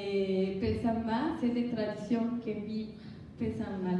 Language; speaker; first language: French; non-native, learner; Spanish